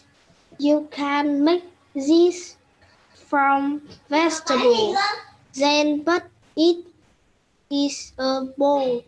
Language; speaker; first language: English; non-native, learner; Vietnamese